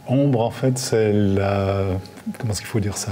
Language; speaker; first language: French; native; French